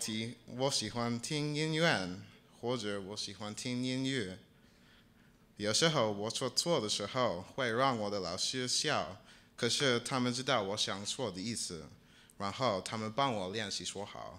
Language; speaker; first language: Chinese; non-native, learner; English